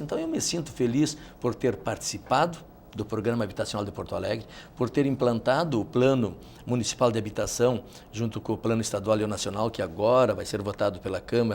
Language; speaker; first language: Portuguese; native; Portuguese